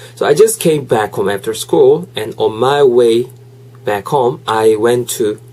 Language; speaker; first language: English; non-native, fluent; Korean